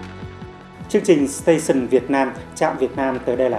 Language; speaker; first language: Vietnamese; native; Vietnamese